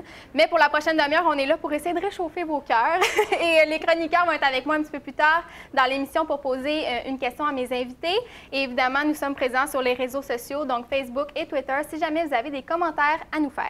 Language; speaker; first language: French; native; French